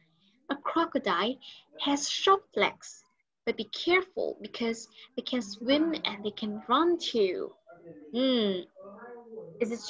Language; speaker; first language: English; non-native, learner; Vietnamese